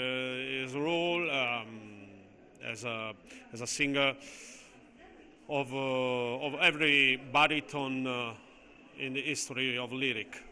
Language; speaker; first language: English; non-native, learner; Italian